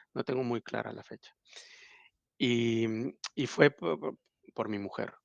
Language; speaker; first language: Spanish; native; Spanish